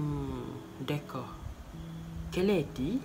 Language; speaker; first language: French; non-native, learner; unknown